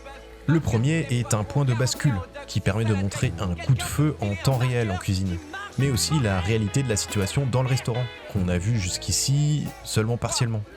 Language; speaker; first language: French; native; French